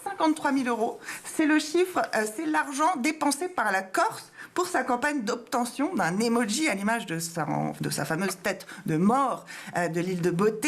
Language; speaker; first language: French; native; French